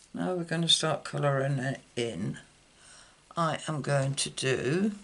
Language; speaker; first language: English; native; English